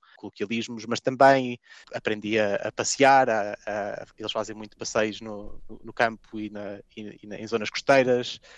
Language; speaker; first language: Portuguese; native; Portuguese